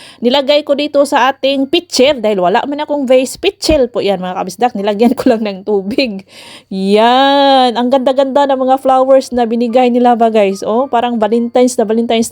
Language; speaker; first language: Filipino; non-native, local second language; Cebuano